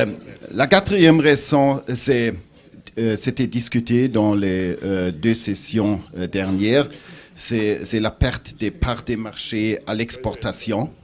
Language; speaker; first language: French; non-native, learner; German